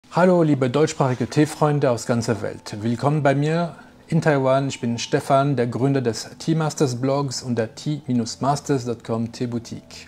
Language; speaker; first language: German; non-native, fluent; French